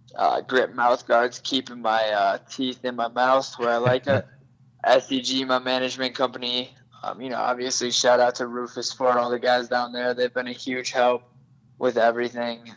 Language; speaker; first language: English; native; English